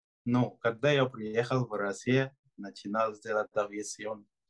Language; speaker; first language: Russian; non-native, learner; Ganda